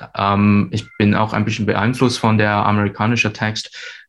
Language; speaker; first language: German; non-native, fluent; Cantonese